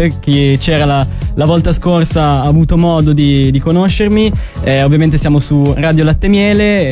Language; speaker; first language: Italian; native; Italian